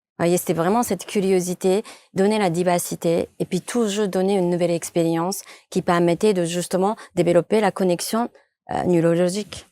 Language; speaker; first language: French; non-native, fluent; Japanese